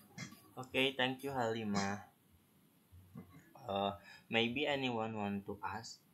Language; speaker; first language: English; non-native, learner; Indonesian